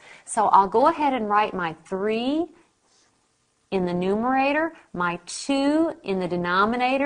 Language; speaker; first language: English; native; English